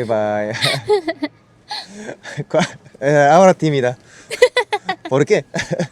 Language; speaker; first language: Spanish; non-native, learner; Japanese